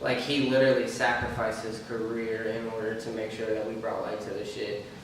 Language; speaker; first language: English; native; English